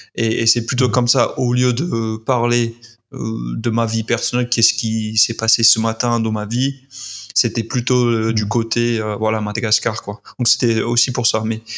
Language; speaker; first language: French; non-native, fluent; English